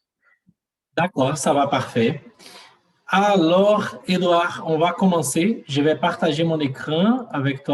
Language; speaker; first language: French; non-native, learner; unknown